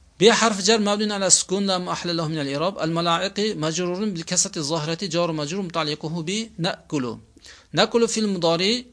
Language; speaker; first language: Arabic; non-native, fluent; Uzbek